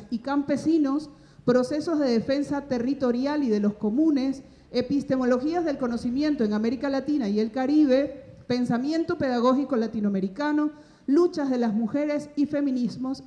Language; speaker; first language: Spanish; native; Spanish